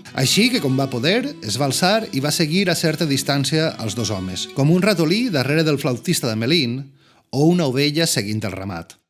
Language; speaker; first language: Catalan; native; Catalan